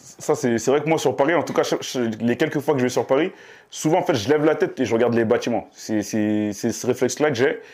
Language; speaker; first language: French; native; French